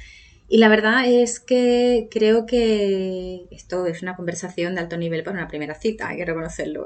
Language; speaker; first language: Spanish; native; Spanish